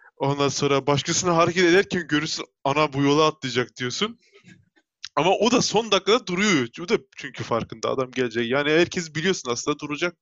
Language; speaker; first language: Turkish; early bilingual, heritage; Turkish